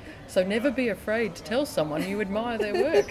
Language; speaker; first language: English; native; English